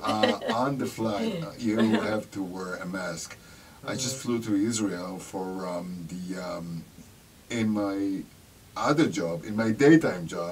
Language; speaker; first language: English; non-native, fluent; Hebrew